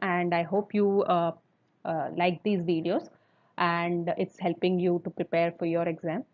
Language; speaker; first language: English; non-native, local second language; Telugu